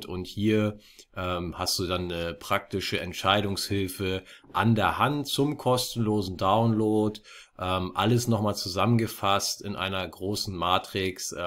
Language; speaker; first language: German; native; German